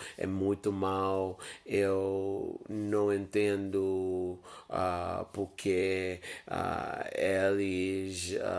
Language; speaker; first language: Portuguese; non-native, learner; English